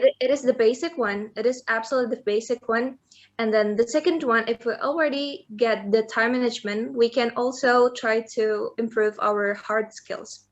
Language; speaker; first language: English; non-native, fluent; Indonesian